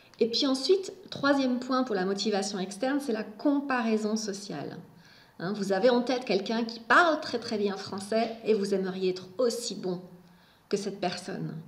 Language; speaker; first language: French; native; French